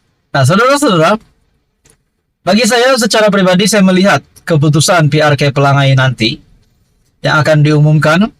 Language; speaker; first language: Malay; native; Malay